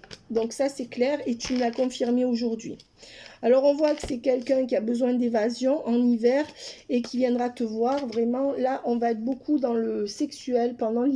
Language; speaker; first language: French; native; French